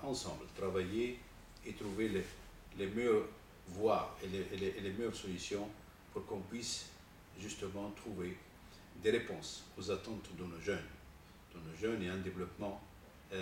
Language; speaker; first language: French; non-native, local second language; Arabic